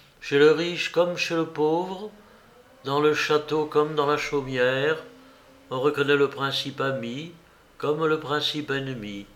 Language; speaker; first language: French; native; French